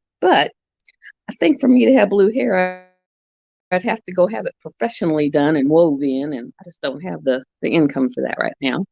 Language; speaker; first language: English; native; English